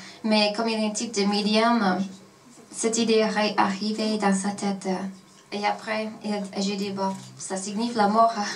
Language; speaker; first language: French; non-native, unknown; English